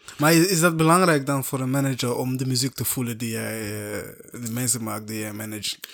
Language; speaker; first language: Dutch; early bilingual, other home language; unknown